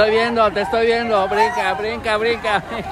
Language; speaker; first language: Spanish; native; Spanish